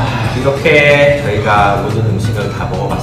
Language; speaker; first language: Korean; native; Korean